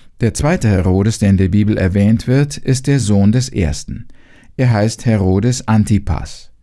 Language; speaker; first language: German; native; German